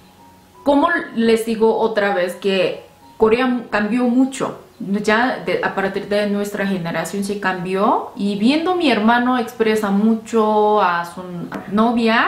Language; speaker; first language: Spanish; non-native, fluent; Korean